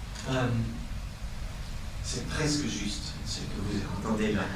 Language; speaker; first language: French; non-native, local second language; German